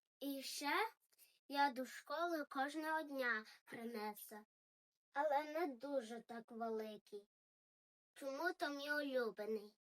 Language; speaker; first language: Ukrainian; early bilingual, heritage; Ukrainian